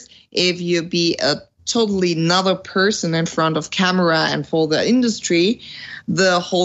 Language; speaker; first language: English; non-native, fluent; German